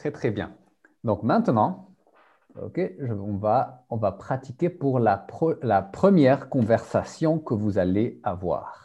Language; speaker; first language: French; non-native, fluent; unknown